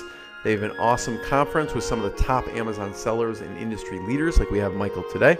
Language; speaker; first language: English; native; English